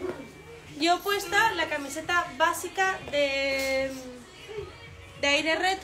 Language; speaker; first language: Spanish; native; Spanish